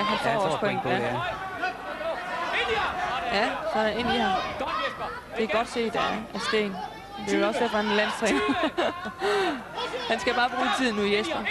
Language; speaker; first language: Danish; native; Danish